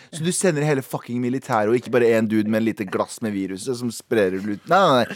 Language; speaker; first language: Norwegian; early bilingual, other home language; Kurdish